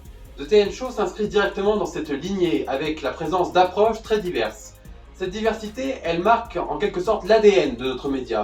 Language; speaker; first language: French; native; French